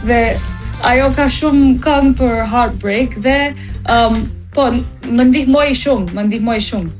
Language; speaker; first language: Albanian; non-native, learner; English